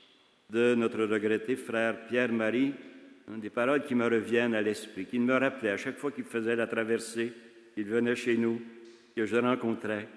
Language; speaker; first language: French; native; French